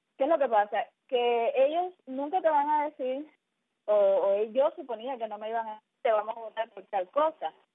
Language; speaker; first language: Spanish; native; Spanish